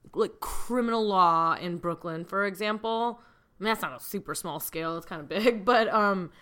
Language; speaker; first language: English; early bilingual, other home language; Hindi